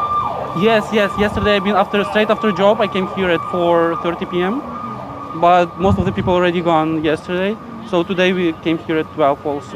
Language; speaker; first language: English; non-native, fluent; Ukrainian